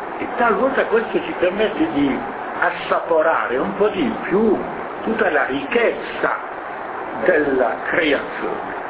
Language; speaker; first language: Italian; non-native, fluent; Arabic